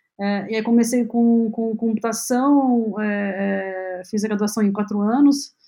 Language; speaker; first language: Portuguese; non-native, fluent; Arabic